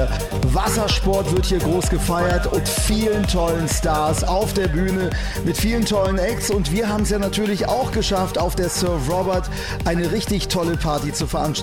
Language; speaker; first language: German; native; German